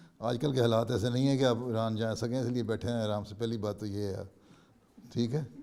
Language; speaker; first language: Urdu; native; Urdu